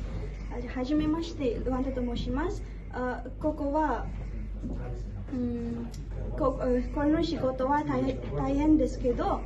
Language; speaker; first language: Japanese; non-native, learner; Garo